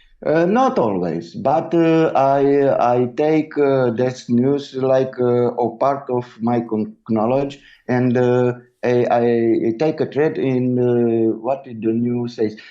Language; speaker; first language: English; non-native, learner; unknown